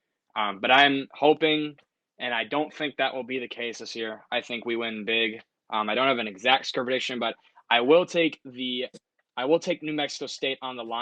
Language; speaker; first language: English; native; English